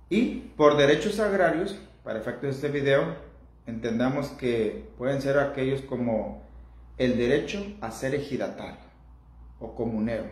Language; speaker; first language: Spanish; native; Spanish